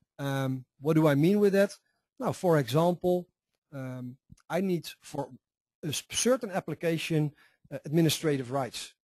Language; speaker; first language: English; non-native, fluent; Dutch